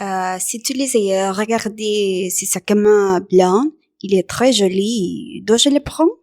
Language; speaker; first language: French; non-native, learner; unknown